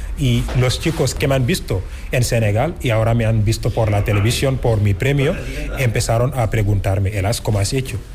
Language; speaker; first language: Spanish; non-native, fluent; Wolof